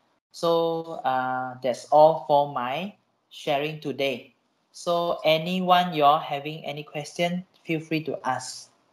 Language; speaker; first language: English; non-native, local second language; Chinese